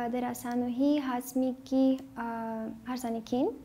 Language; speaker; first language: Armenian; early bilingual, heritage; Armenian